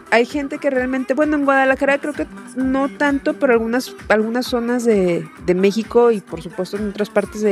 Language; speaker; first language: Spanish; native; Spanish